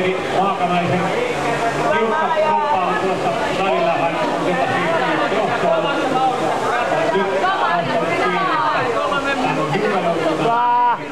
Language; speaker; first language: Finnish; native; Finnish